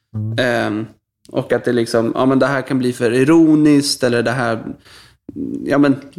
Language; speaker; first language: Swedish; native; Swedish